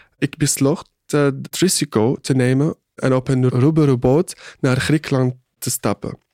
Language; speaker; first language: Dutch; non-native, fluent; Arabic